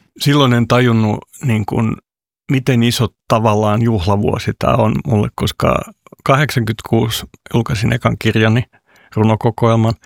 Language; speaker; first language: Finnish; non-native, local second language; Swedish